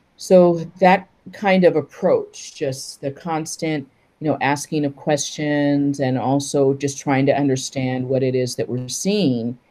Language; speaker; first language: English; native; English